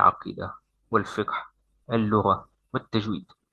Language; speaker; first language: Arabic; non-native, fluent; French